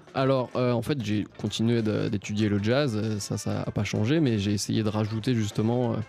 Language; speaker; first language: French; native; French